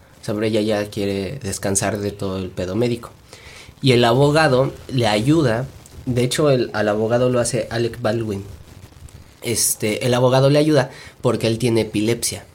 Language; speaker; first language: Spanish; native; Spanish